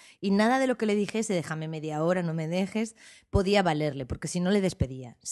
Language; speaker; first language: Spanish; native; Spanish